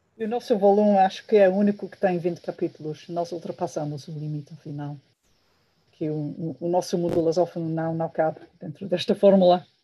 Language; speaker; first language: Portuguese; non-native, fluent; English